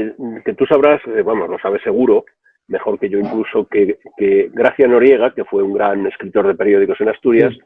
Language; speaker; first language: Spanish; native; Spanish